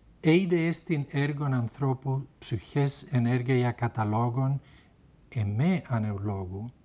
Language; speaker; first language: Greek; non-native, fluent; Spanish